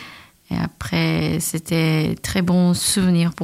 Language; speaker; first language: French; non-native, learner; Korean